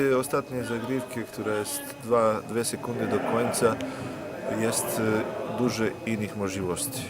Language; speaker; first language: Polish; non-native, learner; Serbian